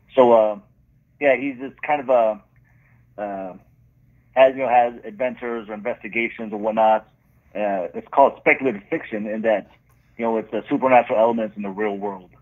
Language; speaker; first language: English; native; English